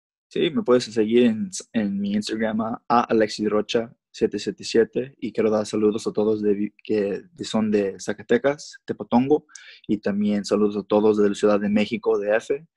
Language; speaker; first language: Spanish; early bilingual, other home language; English